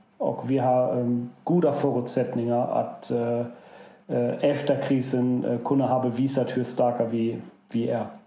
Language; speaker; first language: Swedish; non-native, fluent; German